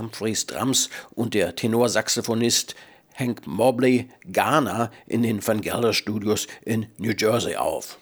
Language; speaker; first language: German; native; German